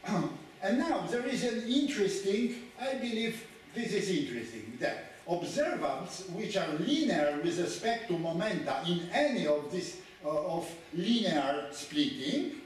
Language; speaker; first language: English; non-native, fluent; Polish